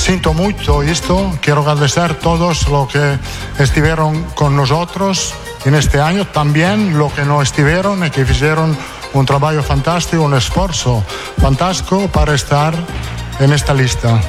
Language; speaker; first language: Portuguese; non-native, fluent; Italian